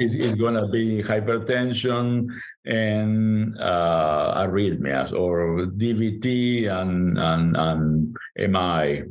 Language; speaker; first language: English; non-native, fluent; Spanish